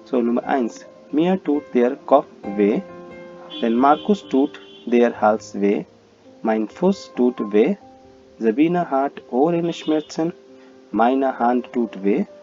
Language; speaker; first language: German; non-native, fluent; Hindi